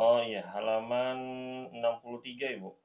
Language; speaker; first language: Indonesian; native; Indonesian